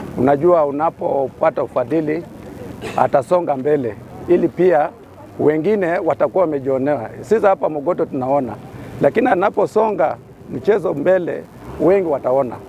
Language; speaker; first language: Swahili; non-native, local second language; Kalenjin